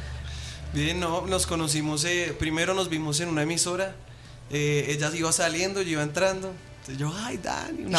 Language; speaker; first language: Spanish; native; Spanish